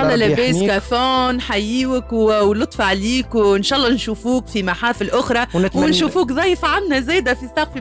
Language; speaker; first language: Arabic; native; Arabic